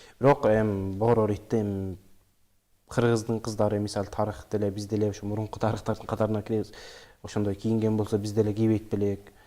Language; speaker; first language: Kyrgyz; early bilingual, heritage; Kyrgyz